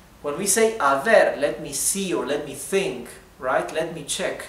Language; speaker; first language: English; non-native, fluent; Spanish